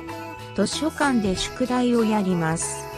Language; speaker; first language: Japanese; non-native, learner; English